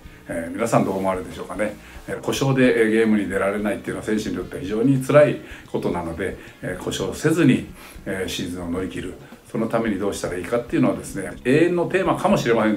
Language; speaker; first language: Japanese; native; Japanese